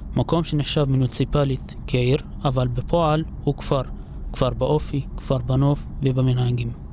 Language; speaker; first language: Hebrew; non-native, local second language; Arabic